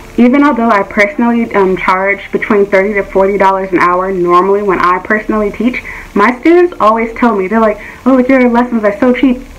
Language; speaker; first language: English; native; English